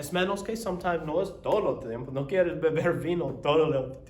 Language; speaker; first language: Spanish; non-native, learner; English